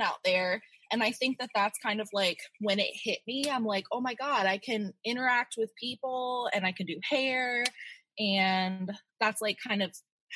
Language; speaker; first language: English; native; English